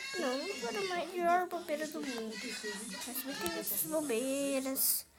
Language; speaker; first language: Portuguese; native; Portuguese